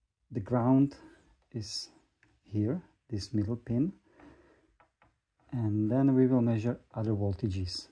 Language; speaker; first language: English; non-native, fluent; Czech